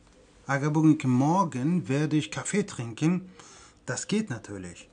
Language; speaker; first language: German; non-native, fluent; Persian